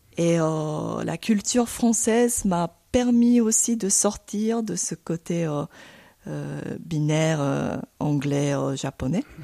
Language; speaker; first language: French; non-native, fluent; Japanese